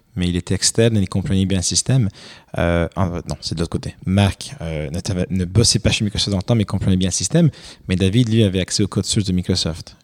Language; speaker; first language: French; non-native, fluent; Romanian